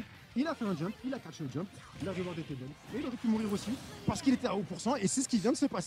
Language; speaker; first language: French; native; French